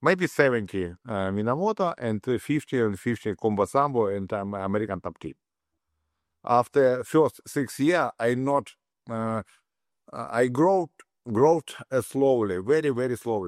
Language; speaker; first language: English; non-native, learner; Russian